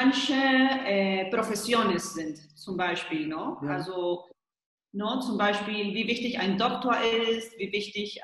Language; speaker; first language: German; early bilingual, heritage; Spanish